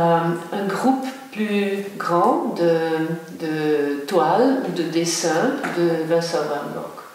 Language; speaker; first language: French; non-native, local second language; German